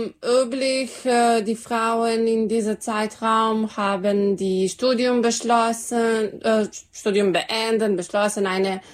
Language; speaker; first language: German; non-native, learner; Serbian